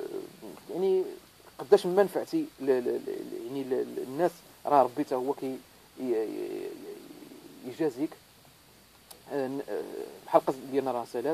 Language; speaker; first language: Arabic; native; Arabic